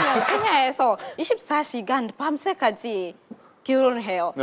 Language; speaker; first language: Korean; non-native, learner; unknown